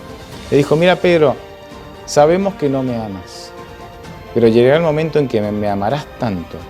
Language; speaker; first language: Spanish; native; Spanish